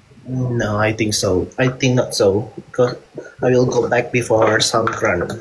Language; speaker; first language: English; non-native, learner; Indonesian